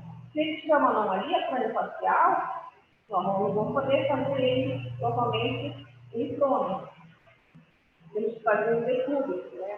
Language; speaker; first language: Portuguese; native; Portuguese